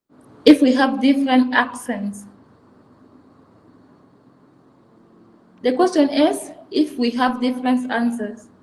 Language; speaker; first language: English; non-native, fluent; Fang